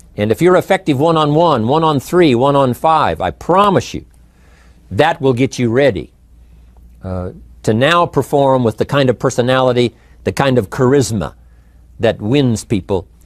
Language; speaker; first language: English; native; English